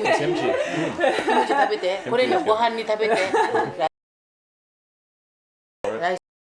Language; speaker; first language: Japanese; native; Japanese